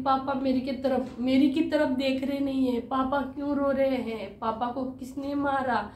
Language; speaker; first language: Hindi; non-native, local second language; Marathi